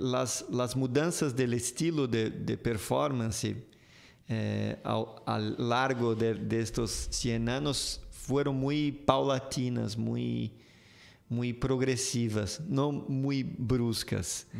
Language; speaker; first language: Spanish; non-native, fluent; Portuguese